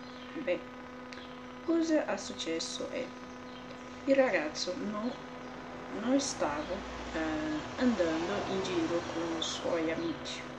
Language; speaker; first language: Italian; non-native, learner; Portuguese